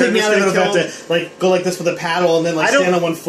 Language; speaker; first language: English; native; English